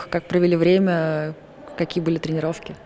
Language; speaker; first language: Russian; native; Russian